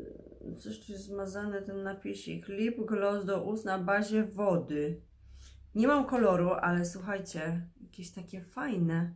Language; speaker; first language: Polish; native; Polish